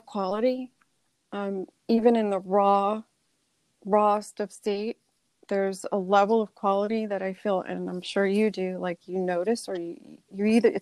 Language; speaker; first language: English; native; English